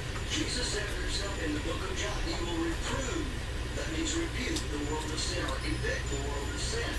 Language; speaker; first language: English; native; English